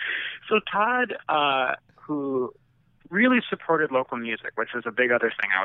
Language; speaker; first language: English; native; English